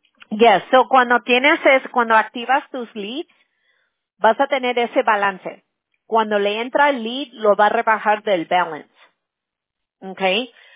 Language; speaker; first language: Spanish; early bilingual, heritage; Spanish